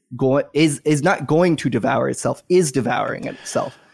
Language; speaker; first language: English; native; English